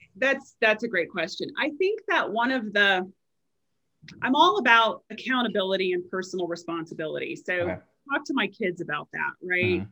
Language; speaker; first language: English; native; English